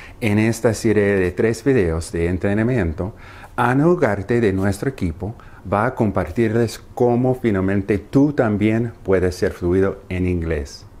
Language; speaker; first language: Spanish; non-native, fluent; English